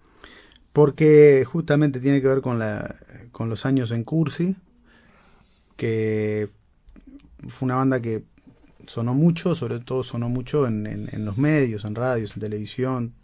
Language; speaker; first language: Spanish; native; Spanish